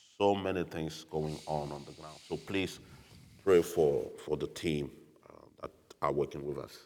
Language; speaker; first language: English; non-native, fluent; French